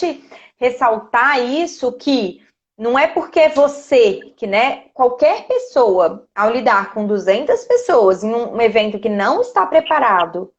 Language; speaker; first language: Portuguese; native; Portuguese